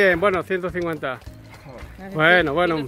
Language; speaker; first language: Spanish; native; Spanish